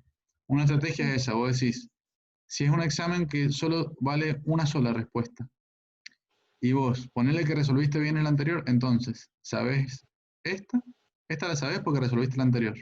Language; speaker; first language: Spanish; native; Spanish